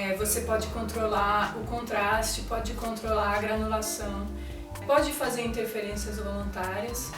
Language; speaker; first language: Portuguese; non-native, fluent; French